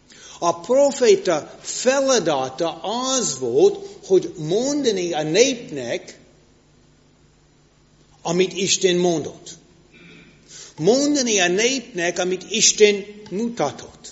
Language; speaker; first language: Hungarian; non-native, fluent; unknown